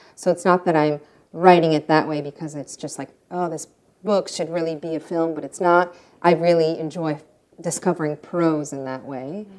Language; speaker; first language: English; early bilingual, other home language; Russian